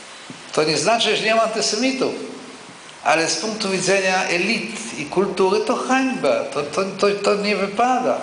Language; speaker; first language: Polish; non-native, local second language; Yiddish